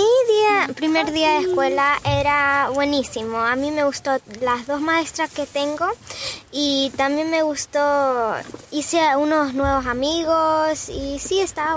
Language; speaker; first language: Spanish; early bilingual, other home language; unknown